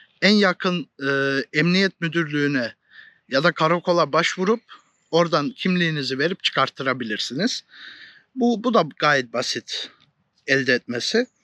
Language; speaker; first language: Turkish; native; Turkish